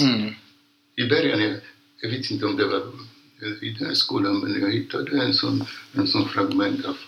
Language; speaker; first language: Swedish; non-native, fluent; Polish